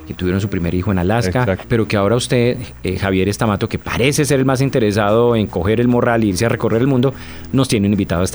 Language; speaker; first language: Spanish; native; Spanish